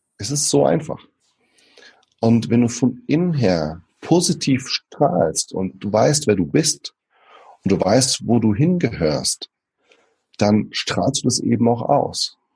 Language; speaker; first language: German; early bilingual, other home language; Portuguese